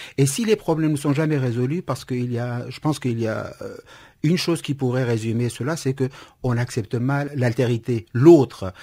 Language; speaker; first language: French; non-native, fluent; Kurdish